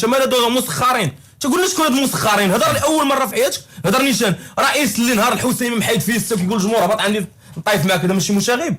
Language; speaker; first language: Arabic; native; Arabic